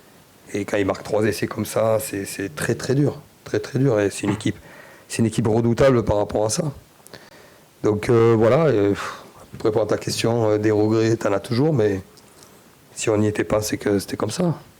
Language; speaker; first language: French; native; French